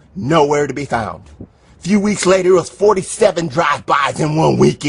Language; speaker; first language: English; native; English